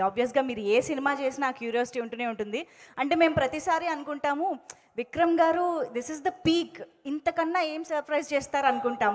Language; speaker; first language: Telugu; native; Telugu